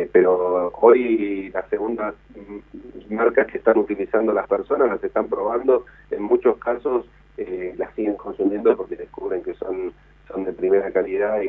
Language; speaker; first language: Spanish; native; Spanish